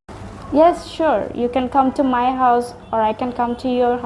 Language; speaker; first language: English; non-native, local second language; Bangla